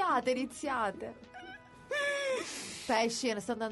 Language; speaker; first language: Italian; native; Italian